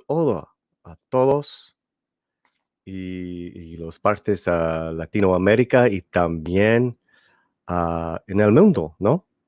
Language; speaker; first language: Spanish; early bilingual, heritage; Spanish